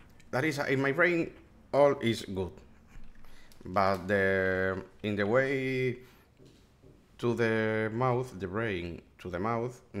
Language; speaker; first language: English; non-native, learner; Spanish